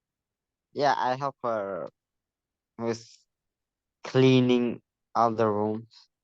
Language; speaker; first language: English; non-native, learner; Vietnamese